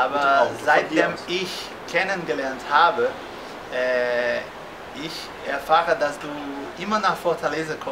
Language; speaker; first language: German; non-native, fluent; Portuguese